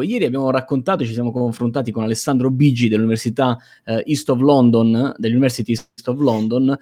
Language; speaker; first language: Italian; native; Italian